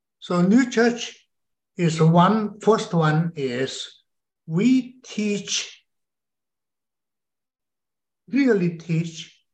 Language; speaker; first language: English; non-native, learner; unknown